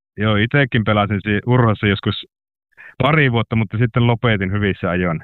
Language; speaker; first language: Finnish; native; Finnish